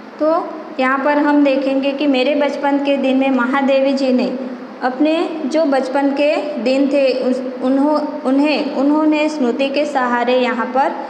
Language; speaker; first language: Hindi; non-native, local second language; Gujarati